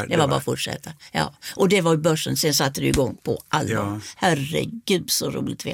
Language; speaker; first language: Swedish; native; Swedish